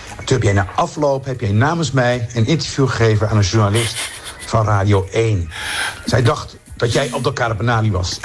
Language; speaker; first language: Dutch; early bilingual, other home language; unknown